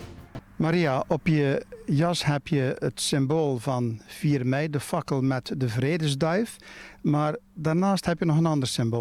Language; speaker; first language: Dutch; native; Dutch